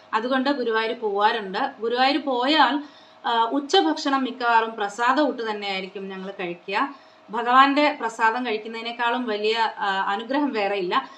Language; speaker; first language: Malayalam; non-native, local second language; Konkani